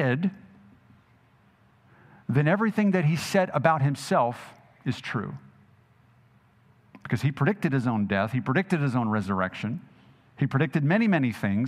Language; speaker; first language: English; native; English